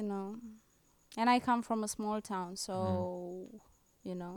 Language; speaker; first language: English; non-native, fluent; Romanian